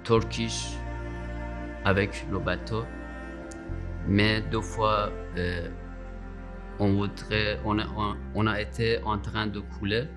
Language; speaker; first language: French; non-native, learner; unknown